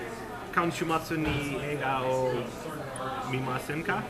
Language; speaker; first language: Japanese; non-native, learner; English